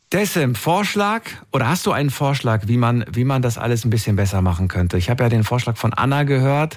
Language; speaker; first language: German; native; German